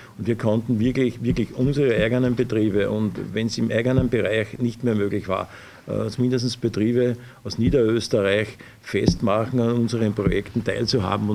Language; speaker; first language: German; native; German